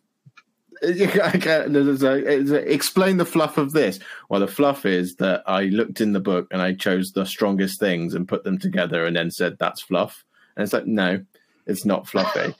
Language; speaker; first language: English; native; English